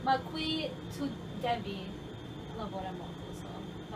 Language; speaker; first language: Italian; non-native, learner; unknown